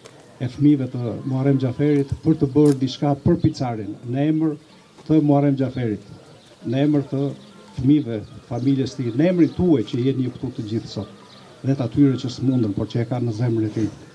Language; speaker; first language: Albanian; native; Albanian